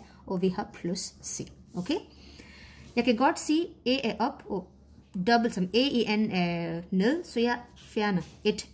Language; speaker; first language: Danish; non-native, fluent; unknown